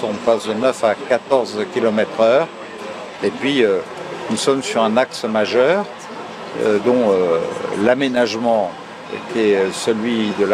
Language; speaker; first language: French; native; French